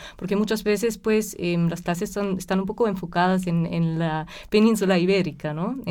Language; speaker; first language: Spanish; non-native, fluent; German